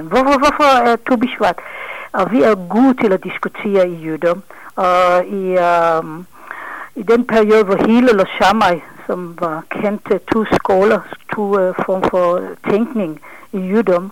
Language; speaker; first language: Danish; non-native, fluent; Hebrew